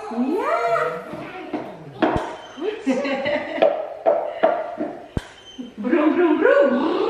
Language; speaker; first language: Dutch; native; Dutch